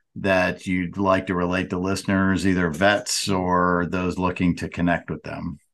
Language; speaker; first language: English; native; English